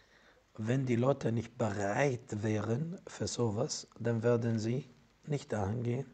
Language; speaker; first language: German; non-native, fluent; Arabic